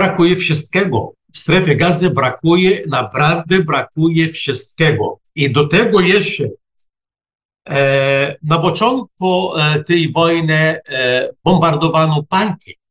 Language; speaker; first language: Polish; non-native, fluent; Arabic